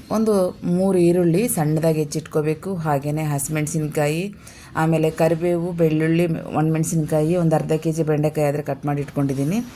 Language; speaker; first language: Kannada; non-native, local second language; Telugu